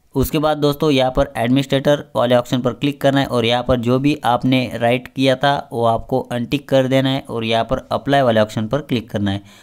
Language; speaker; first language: Hindi; non-native, local second language; Marathi